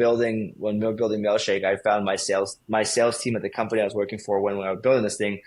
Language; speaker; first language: English; native; English